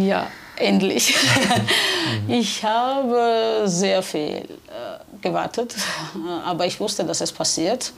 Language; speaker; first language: German; non-native, fluent; Georgian